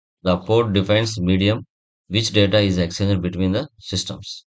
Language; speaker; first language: English; non-native, local second language; Telugu